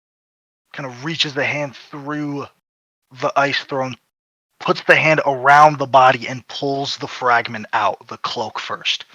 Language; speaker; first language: English; native; English